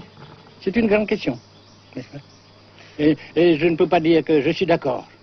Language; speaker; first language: French; non-native, local second language; Vietnamese